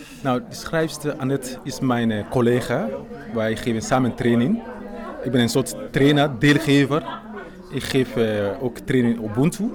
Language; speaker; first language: Dutch; non-native, fluent; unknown